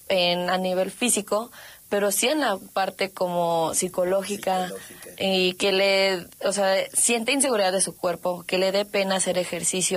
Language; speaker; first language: Spanish; native; Spanish